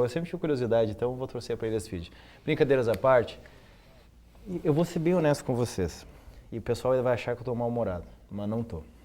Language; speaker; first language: Portuguese; native; Portuguese